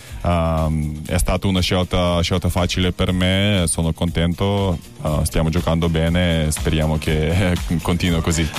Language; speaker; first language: Italian; non-native, fluent; Macedonian